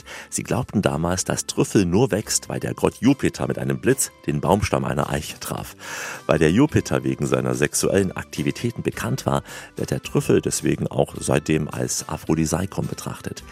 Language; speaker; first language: German; native; German